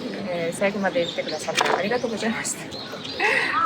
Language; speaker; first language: Japanese; non-native, fluent; Russian